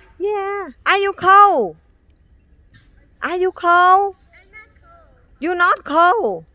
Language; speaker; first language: English; non-native, learner; Vietnamese